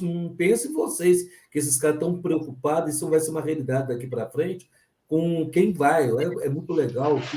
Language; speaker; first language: Portuguese; native; Portuguese